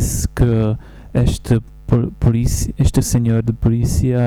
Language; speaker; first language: Portuguese; non-native, learner; English